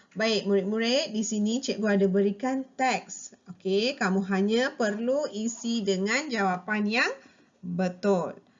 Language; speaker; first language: Malay; non-native, local second language; Tamil